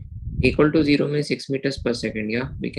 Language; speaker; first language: English; non-native, local second language; Hindi